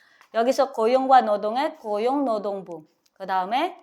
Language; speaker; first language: Korean; non-native, learner; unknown